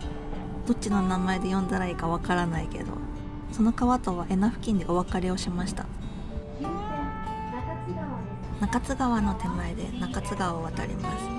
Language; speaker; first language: Japanese; native; Japanese